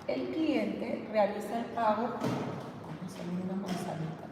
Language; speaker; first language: Spanish; native; Spanish